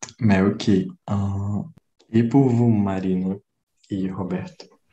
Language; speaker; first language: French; non-native, learner; Portuguese